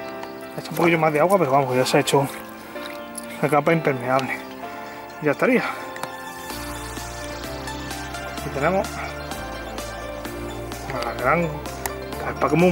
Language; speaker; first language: Spanish; native; Spanish